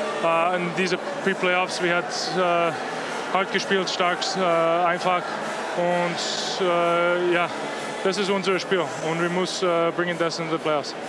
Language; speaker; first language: German; non-native, learner; English